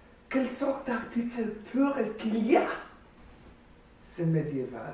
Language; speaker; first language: French; non-native, learner; English